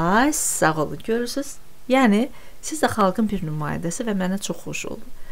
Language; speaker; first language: Azerbaijani; non-native, local second language; Talysh